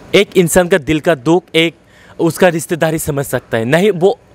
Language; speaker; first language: Hindi; non-native, local second language; Kok Borok